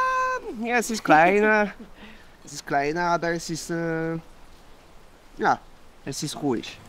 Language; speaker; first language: German; non-native, learner; French